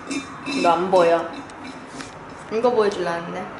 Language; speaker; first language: Korean; early bilingual, heritage; Korean